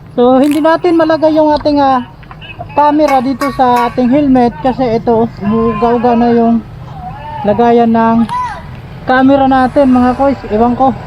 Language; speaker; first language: Filipino; non-native, local second language; Waray